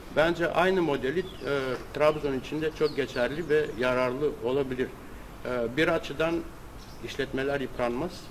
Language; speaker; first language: Turkish; native; Turkish